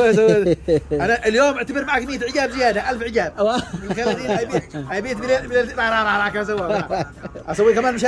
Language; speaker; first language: Arabic; non-native, learner; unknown